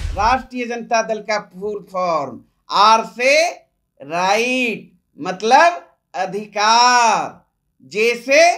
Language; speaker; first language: Hindi; native; Hindi